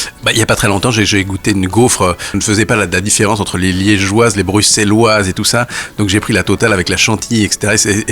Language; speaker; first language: French; native; French